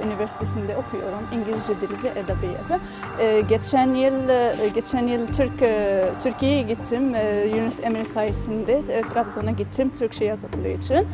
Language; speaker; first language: Turkish; non-native, learner; Arabic